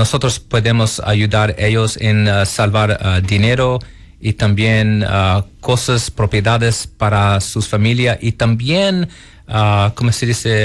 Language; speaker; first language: Spanish; non-native, learner; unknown